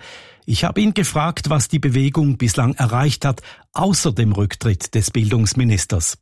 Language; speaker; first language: German; native; German